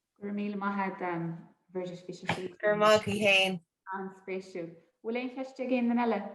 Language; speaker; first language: Irish; native; Irish